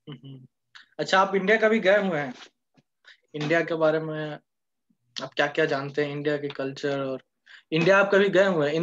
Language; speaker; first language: Hindi; native; Hindi